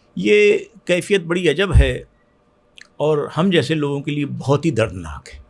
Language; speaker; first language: Urdu; native; Urdu